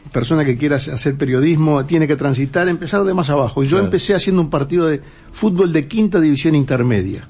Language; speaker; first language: Spanish; native; Spanish